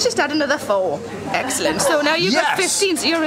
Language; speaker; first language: English; native; English